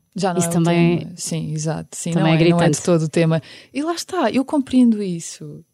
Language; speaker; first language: Portuguese; early bilingual, other home language; Ukrainian